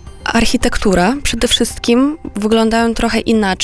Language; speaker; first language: Polish; non-native, fluent; Romanian